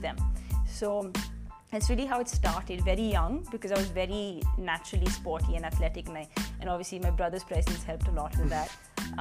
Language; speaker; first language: English; non-native, local second language; Punjabi